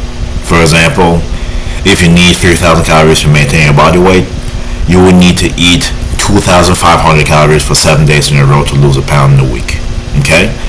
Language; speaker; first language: English; native; English